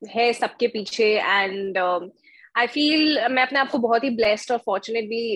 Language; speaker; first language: Hindi; native; Hindi